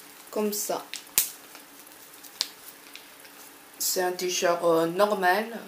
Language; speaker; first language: French; non-native, fluent; Korean